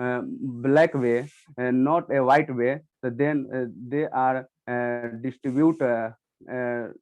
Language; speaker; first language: English; non-native, learner; Hindi